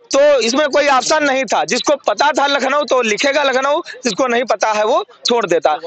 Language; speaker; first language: Hindi; native; Hindi